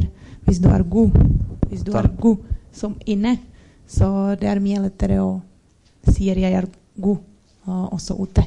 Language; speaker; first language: Norwegian; non-native, learner; Czech